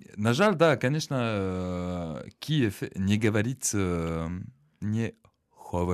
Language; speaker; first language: Ukrainian; non-native, learner; French